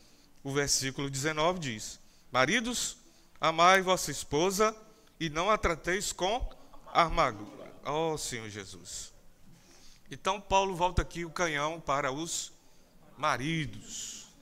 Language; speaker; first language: Portuguese; native; Portuguese